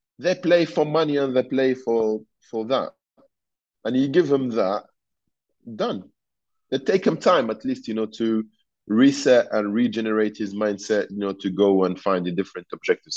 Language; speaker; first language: English; non-native, fluent; Arabic